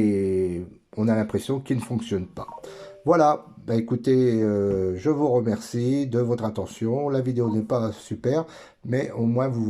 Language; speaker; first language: French; native; French